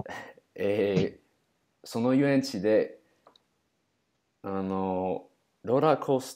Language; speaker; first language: Japanese; non-native, learner; English